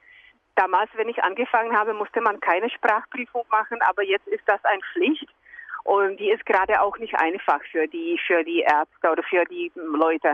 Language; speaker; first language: German; non-native, fluent; Czech